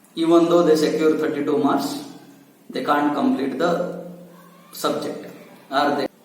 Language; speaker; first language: English; non-native, local second language; Kannada